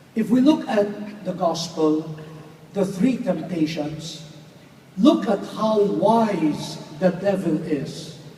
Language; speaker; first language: English; non-native, local second language; Filipino